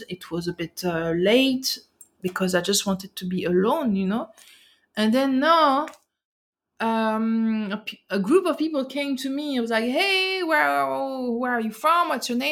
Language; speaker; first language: English; non-native, fluent; French